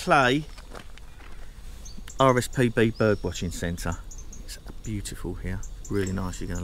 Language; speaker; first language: English; native; English